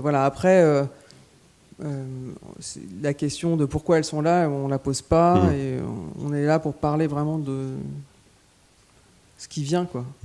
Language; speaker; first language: French; native; French